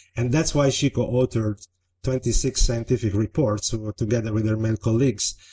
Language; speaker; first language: English; non-native, fluent; Italian